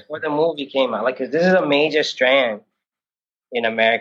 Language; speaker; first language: English; early bilingual, other home language; Malayalam